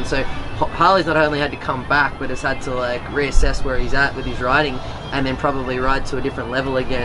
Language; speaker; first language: English; native; English